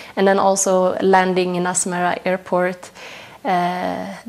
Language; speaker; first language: English; non-native, fluent; Tigrinya